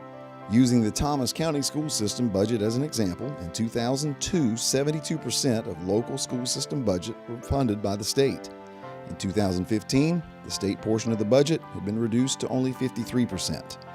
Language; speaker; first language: English; native; English